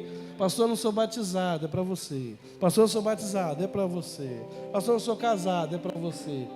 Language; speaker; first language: Portuguese; native; Portuguese